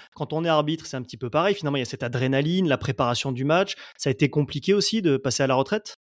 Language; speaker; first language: French; native; French